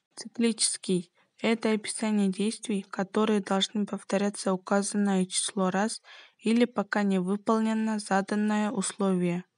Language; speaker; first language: Russian; non-native, local second language; Kyrgyz